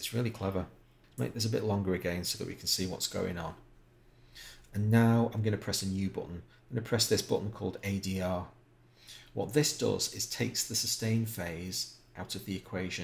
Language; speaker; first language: English; native; English